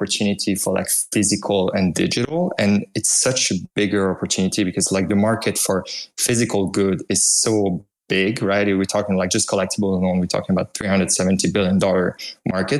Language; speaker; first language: English; non-native, fluent; French